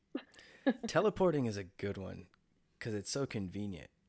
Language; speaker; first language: English; native; English